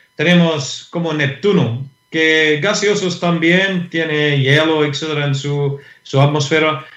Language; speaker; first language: Spanish; non-native, fluent; English